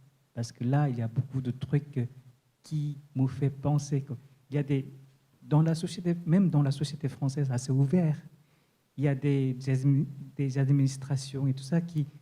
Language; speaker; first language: French; non-native, fluent; Korean